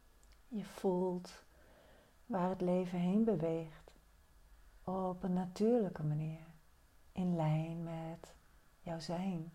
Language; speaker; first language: Dutch; native; Dutch